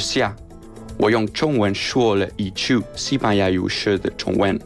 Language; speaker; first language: Chinese; non-native, fluent; Spanish